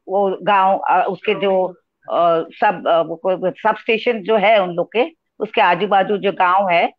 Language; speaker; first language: Hindi; non-native, local second language; Gujarati